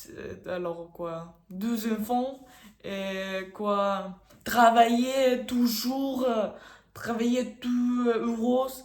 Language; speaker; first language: French; non-native, learner; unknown